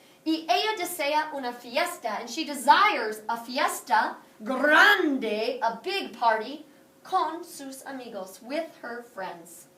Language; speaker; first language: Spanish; non-native, fluent; English